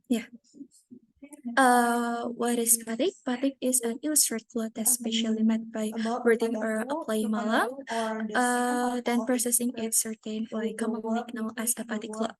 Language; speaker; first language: English; non-native, learner; Indonesian